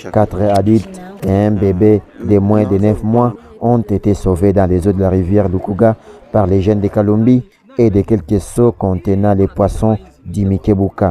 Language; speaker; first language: French; non-native, local second language; Swahili